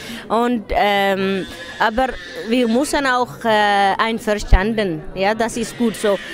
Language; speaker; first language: German; non-native, learner; Tigrinya